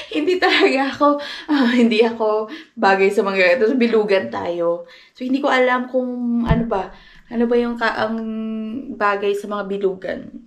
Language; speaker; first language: Filipino; non-native, local second language; Hiligaynon